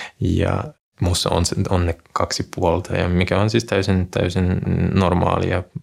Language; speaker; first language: Finnish; non-native, fluent; Russian